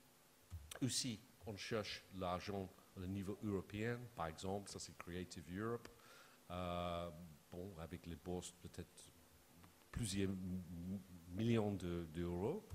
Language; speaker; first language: French; non-native, fluent; English